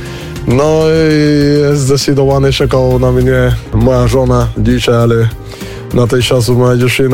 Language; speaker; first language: Polish; non-native, learner; Spanish